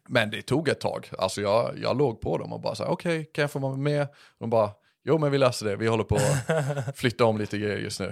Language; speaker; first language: Swedish; early bilingual, other home language; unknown